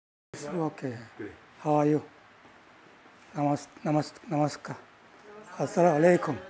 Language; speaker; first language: English; non-native, learner; Korean